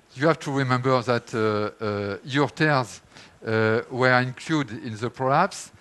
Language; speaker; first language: English; non-native, fluent; French